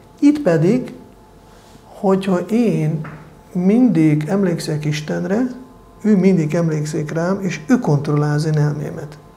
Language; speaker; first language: Hungarian; non-native, fluent; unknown